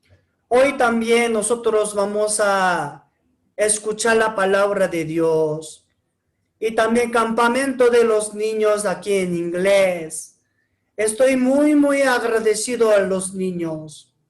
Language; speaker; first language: Spanish; non-native, learner; Korean